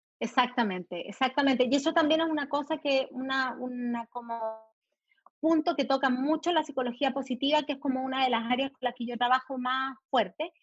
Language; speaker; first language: Spanish; early bilingual, heritage; Spanish